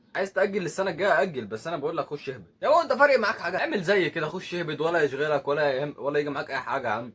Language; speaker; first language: Arabic; native; Arabic